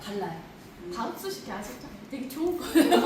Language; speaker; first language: Korean; non-native, learner; Lao